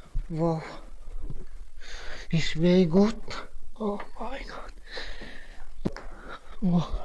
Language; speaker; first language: English; non-native, learner; Croatian